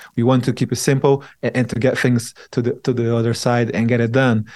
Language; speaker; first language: English; non-native, fluent; Portuguese